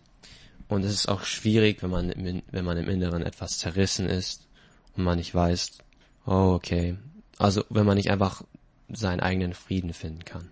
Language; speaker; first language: German; native; German